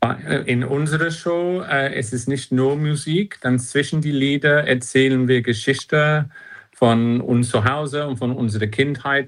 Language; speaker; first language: German; non-native, learner; English